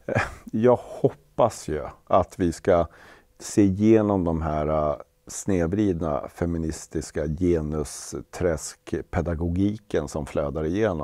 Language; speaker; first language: Swedish; native; Swedish